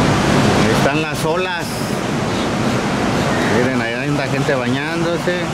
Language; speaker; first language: Spanish; native; Spanish